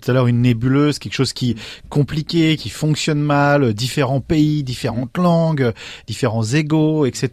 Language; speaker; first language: French; native; French